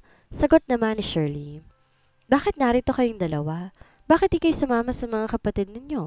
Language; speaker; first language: Filipino; native; Filipino